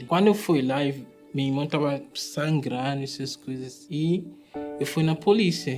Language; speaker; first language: Portuguese; non-native, fluent; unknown